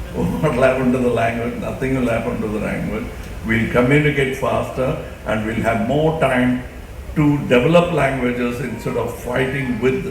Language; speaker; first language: English; non-native, local second language; Tamil